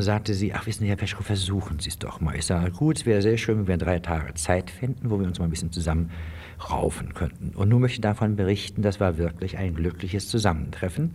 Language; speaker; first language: German; native; German